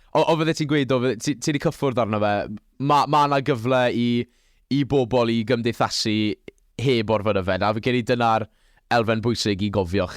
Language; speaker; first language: Welsh; native; Welsh